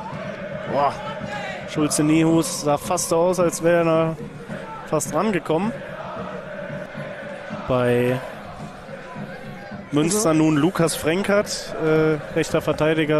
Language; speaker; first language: German; native; German